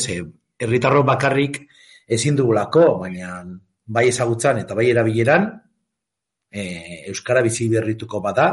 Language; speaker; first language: Basque; native; Basque